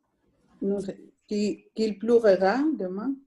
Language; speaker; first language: French; non-native, fluent; Spanish